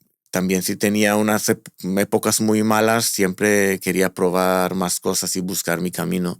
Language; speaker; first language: Spanish; non-native, fluent; Hebrew